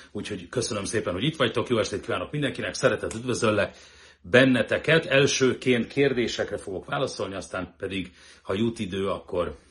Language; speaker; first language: Hungarian; native; Hungarian